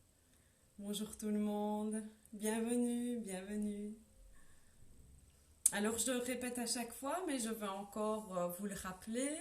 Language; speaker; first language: French; native; French